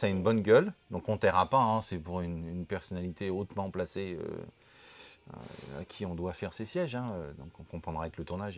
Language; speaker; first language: French; native; French